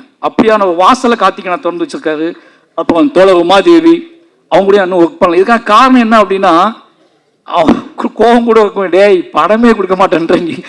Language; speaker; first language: Tamil; native; Tamil